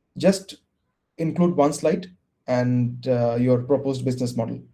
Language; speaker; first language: English; non-native, local second language; Bangla